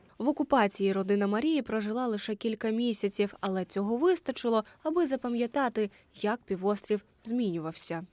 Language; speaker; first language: Ukrainian; native; Ukrainian